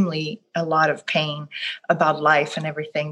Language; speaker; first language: English; non-native, fluent; Swedish